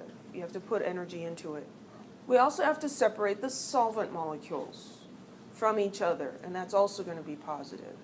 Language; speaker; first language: English; native; English